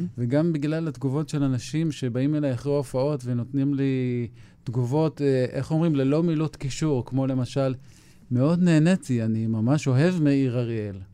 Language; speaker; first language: Hebrew; native; Hebrew